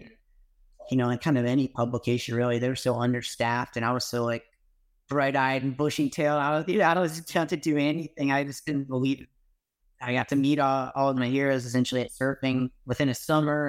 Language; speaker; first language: English; native; English